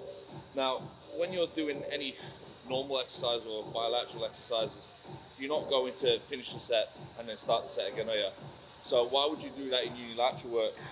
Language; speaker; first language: English; native; English